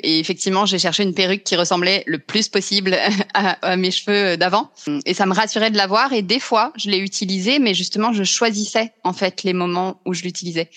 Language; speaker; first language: French; native; French